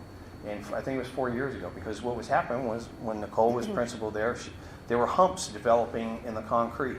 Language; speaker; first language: English; native; English